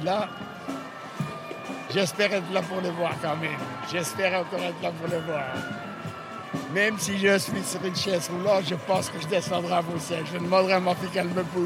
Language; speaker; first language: French; early bilingual, other home language; Spanish